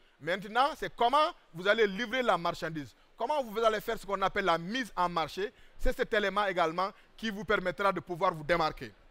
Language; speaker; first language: French; non-native, local second language; Wolof